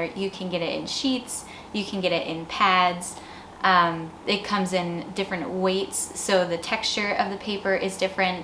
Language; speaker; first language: English; native; English